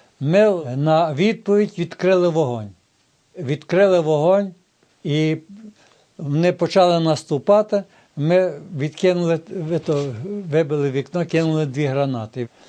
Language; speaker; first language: Ukrainian; native; Ukrainian